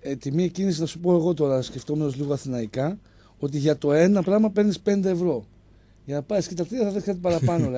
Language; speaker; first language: Greek; native; Greek